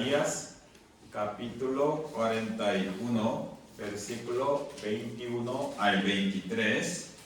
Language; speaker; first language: Spanish; non-native, fluent; Korean